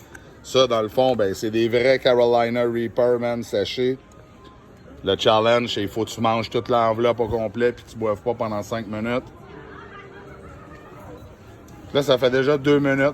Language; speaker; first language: French; native; French